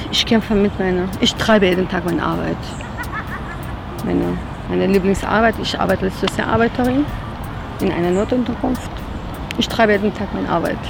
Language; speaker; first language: German; non-native, fluent; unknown